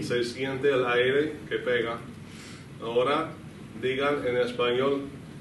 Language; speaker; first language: Spanish; non-native, fluent; English